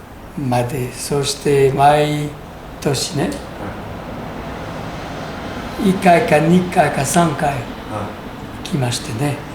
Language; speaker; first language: Japanese; non-native, learner; French